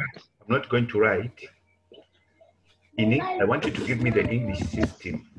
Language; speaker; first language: English; non-native, local second language; Bemba